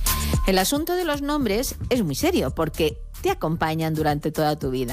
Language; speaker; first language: Spanish; native; Spanish